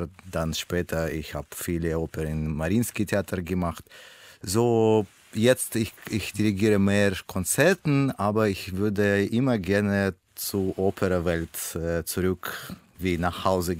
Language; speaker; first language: German; non-native, learner; Russian